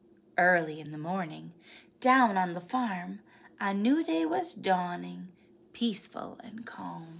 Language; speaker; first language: English; native; English